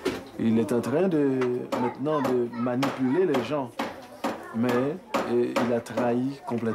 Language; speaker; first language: French; non-native, local second language; Haitian Creole